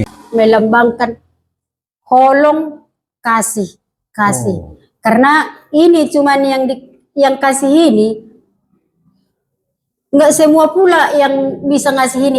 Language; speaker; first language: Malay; non-native, local second language; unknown